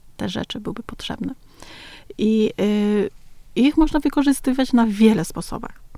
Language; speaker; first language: Polish; early bilingual, other home language; Vietnamese